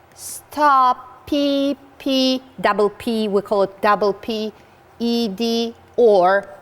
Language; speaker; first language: English; non-native, fluent; Georgian